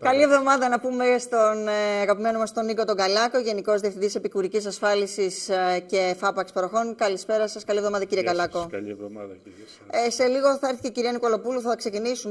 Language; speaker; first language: Greek; native; Greek